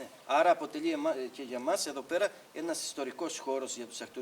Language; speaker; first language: Greek; native; Greek